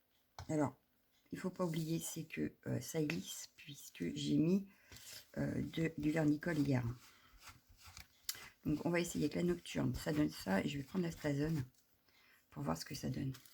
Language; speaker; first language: French; native; French